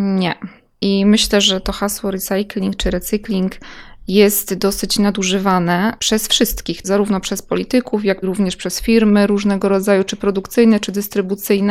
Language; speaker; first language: Polish; native; Polish